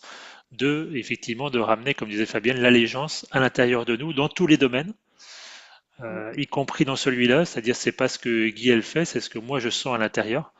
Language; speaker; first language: French; native; French